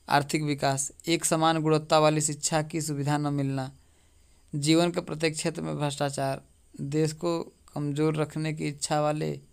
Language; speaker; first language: Hindi; native; Hindi